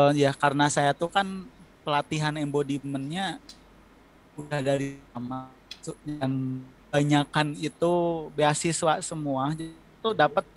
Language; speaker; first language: Indonesian; native; Indonesian